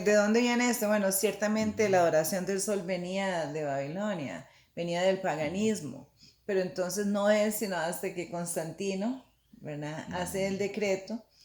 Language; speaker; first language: Spanish; native; Spanish